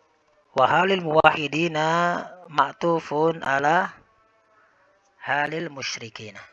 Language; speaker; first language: Arabic; non-native, fluent; Indonesian